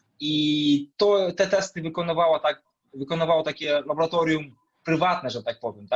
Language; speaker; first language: Polish; non-native, fluent; Russian